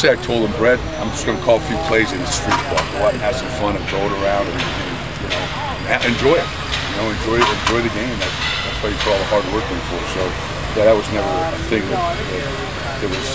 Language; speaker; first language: English; native; English